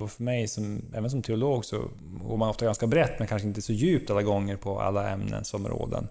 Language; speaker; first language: Swedish; native; Swedish